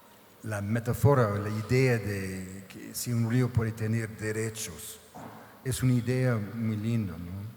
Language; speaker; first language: Spanish; non-native, fluent; English